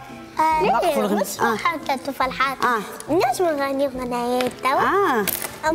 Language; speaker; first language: Arabic; native; Arabic